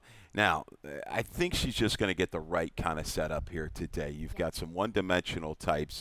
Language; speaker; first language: English; native; English